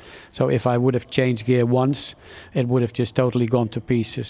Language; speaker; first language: English; non-native, fluent; Dutch